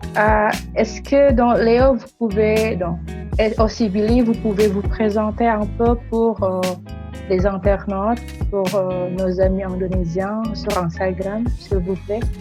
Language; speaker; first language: French; non-native, fluent; Indonesian